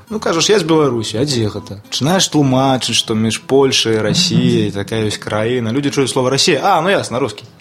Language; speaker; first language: Belarusian; non-native, local second language; Russian